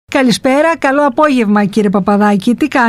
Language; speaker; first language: Greek; native; Greek